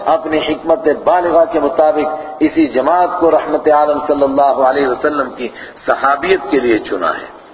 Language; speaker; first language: Urdu; non-native, local second language; Punjabi